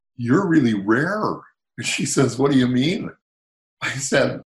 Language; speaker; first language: English; native; English